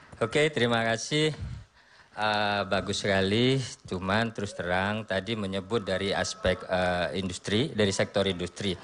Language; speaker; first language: Indonesian; non-native, local second language; Madurese